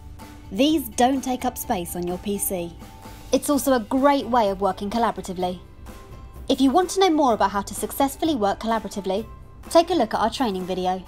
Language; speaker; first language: English; native; English